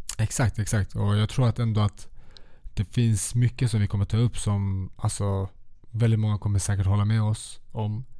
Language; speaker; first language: Swedish; early bilingual, other home language; Kurdish